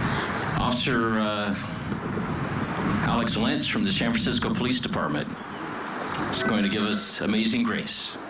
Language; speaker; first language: English; native; English